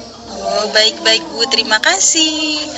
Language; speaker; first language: Indonesian; native; Indonesian